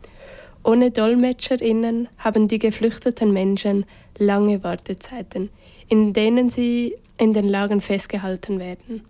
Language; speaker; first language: German; native; German